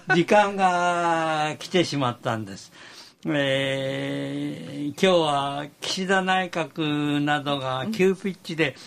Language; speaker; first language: Japanese; native; Japanese